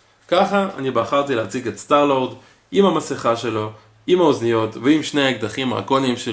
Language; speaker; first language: Hebrew; native; Hebrew